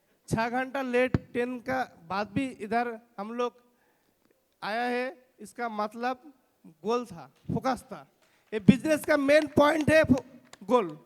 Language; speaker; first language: Hindi; non-native, local second language; Bangla